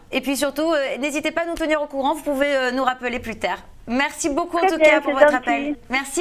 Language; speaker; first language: French; native; French